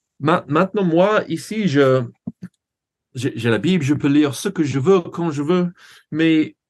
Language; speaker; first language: French; non-native, fluent; English